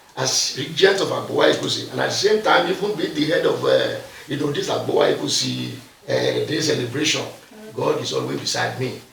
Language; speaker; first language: English; non-native, local second language; Yoruba